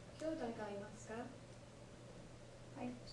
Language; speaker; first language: Japanese; non-native, learner; English